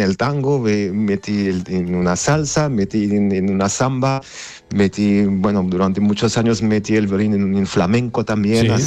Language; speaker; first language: Spanish; non-native, fluent; Armenian